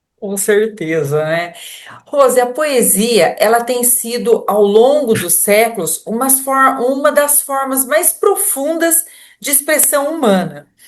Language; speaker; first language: Portuguese; native; Portuguese